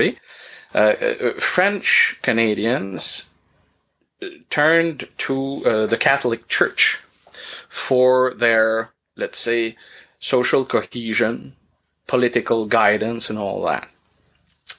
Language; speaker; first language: English; non-native, fluent; French